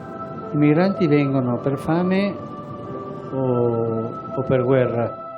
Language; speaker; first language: Italian; non-native, fluent; Spanish